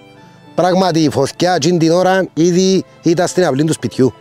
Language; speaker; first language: Greek; native; Greek